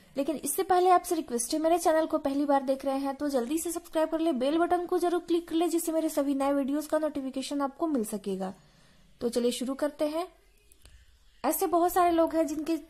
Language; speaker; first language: Hindi; native; Hindi